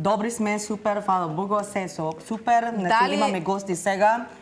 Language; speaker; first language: Macedonian; non-native, learner; Filipino